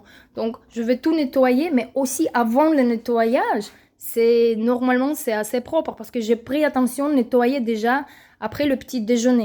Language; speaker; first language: French; non-native, fluent; Russian